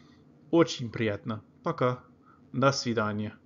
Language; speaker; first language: Russian; non-native, learner; English